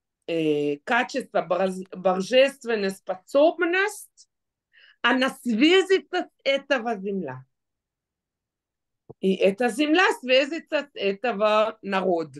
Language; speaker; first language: Russian; non-native, fluent; Hebrew